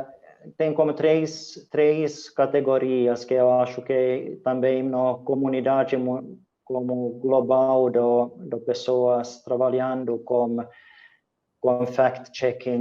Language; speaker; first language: Portuguese; non-native, fluent; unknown